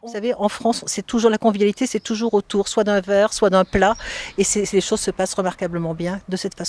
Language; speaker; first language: French; native; French